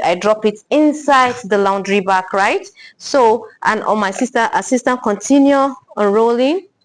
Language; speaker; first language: English; non-native, local second language; Igbo